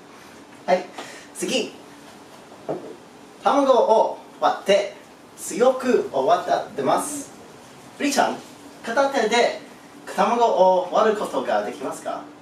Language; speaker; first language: Japanese; non-native, learner; English